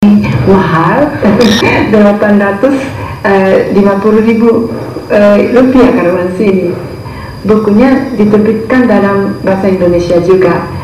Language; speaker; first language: Indonesian; non-native, fluent; Japanese